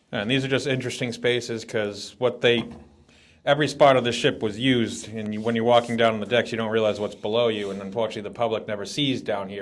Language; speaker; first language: English; native; English